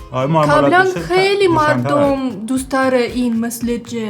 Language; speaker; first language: Persian; non-native, learner; Russian